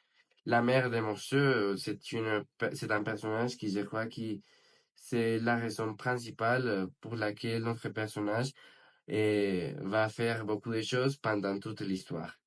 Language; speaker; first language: French; non-native, learner; Spanish